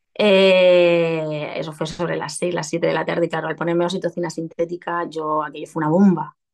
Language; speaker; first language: Spanish; native; Spanish